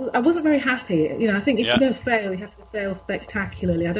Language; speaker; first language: English; native; English